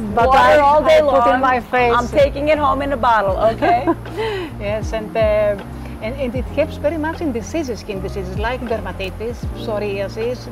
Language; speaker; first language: English; non-native, fluent; German